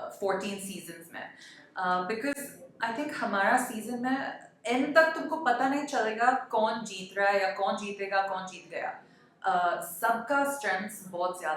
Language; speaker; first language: Hindi; non-native, local second language; English